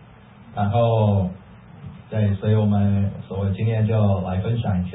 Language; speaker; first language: Chinese; early bilingual, heritage; Chinese